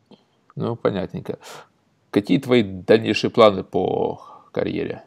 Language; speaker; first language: Russian; native; Russian